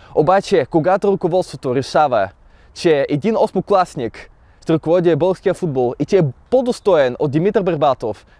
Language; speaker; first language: Bulgarian; early bilingual, other home language; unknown